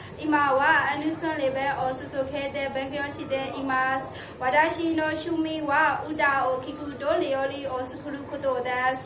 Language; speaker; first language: Japanese; non-native, learner; Burmese